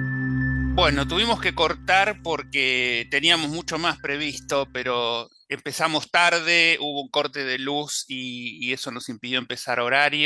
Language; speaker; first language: Spanish; native; Spanish